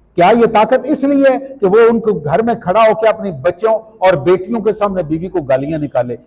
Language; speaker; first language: Urdu; non-native, local second language; Punjabi